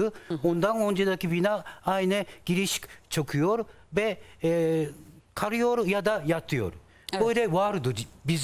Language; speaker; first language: Turkish; non-native, fluent; Japanese